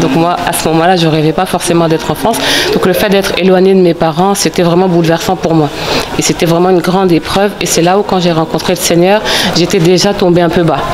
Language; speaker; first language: French; early bilingual, other home language; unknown